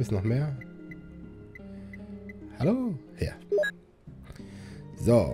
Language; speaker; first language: German; native; German